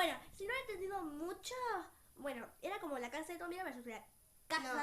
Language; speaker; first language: Spanish; native; Spanish